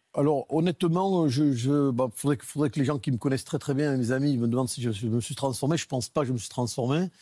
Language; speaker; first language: French; native; French